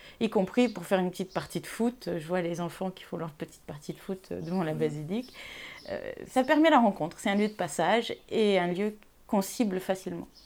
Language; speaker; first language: French; non-native, local second language; Arabic